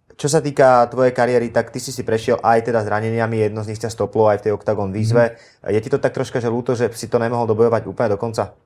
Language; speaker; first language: Slovak; native; Slovak